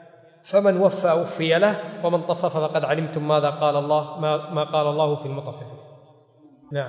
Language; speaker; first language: Arabic; native; Arabic